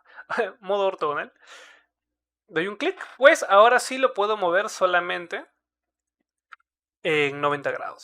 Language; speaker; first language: Spanish; native; Spanish